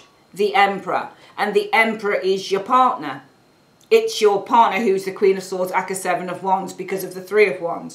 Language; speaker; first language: English; native; English